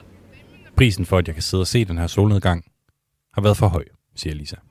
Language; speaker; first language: Danish; native; Danish